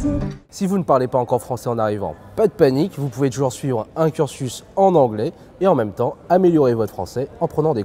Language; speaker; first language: French; native; French